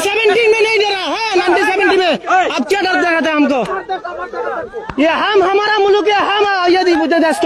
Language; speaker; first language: Hindi; non-native, learner; Bangla